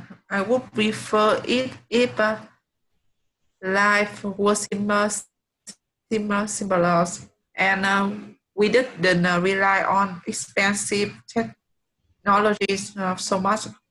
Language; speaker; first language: English; non-native, learner; Vietnamese